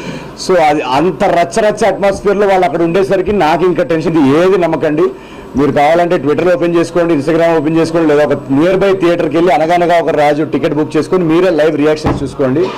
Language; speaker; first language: Telugu; native; Telugu